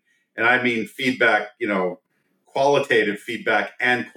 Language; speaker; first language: English; native; English